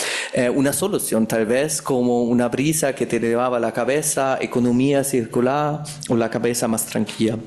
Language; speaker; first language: Spanish; non-native, fluent; German